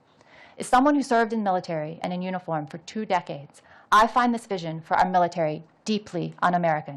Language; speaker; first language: English; native; English